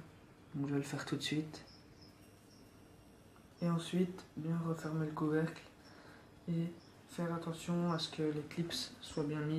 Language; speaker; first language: French; native; French